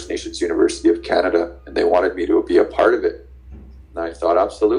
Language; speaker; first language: English; native; English